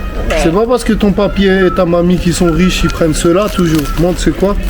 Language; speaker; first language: French; native; French